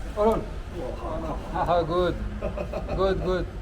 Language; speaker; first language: English; non-native, learner; French